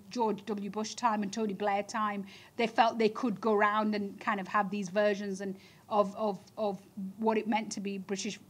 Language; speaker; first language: English; native; English